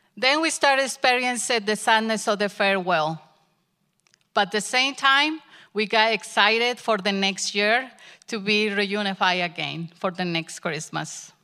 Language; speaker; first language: English; non-native, learner; Spanish